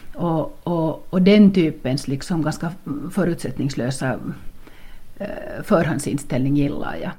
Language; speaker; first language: Swedish; native; Swedish